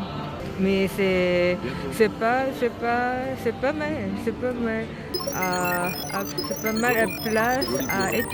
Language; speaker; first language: French; non-native, learner; Korean